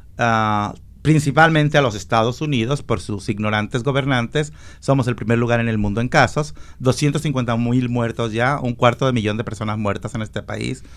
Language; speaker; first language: Spanish; native; Spanish